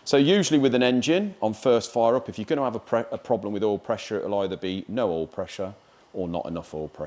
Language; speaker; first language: English; native; English